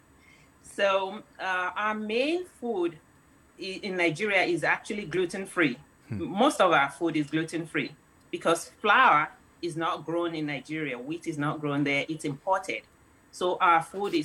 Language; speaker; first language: English; non-native, local second language; Yoruba